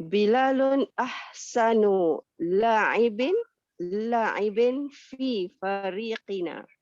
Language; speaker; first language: Arabic; non-native, learner; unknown